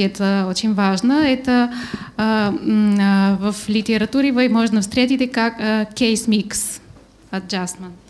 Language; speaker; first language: Russian; non-native, learner; Bulgarian